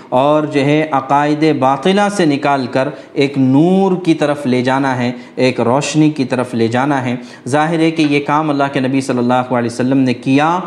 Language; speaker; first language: Urdu; native; Urdu